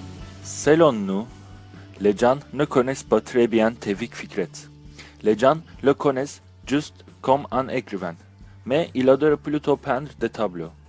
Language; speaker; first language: French; non-native, learner; Turkish